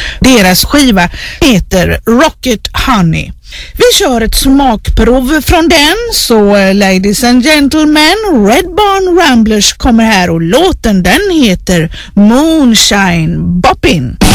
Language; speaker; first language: Swedish; native; Swedish